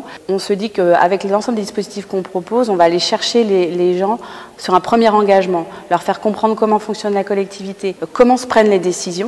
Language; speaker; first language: French; native; French